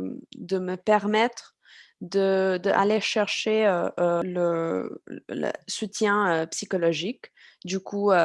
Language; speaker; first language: French; non-native, fluent; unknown